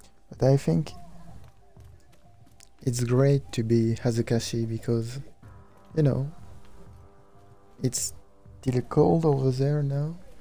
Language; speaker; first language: English; non-native, fluent; French